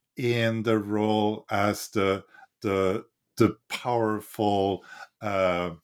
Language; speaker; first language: English; non-native, fluent; Swedish